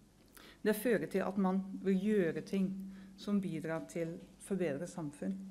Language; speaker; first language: Norwegian; non-native, fluent; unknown